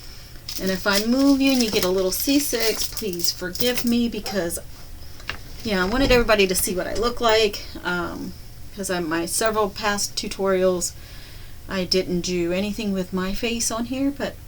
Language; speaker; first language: English; native; English